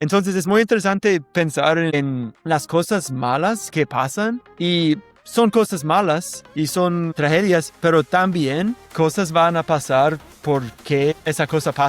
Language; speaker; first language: Spanish; non-native, learner; English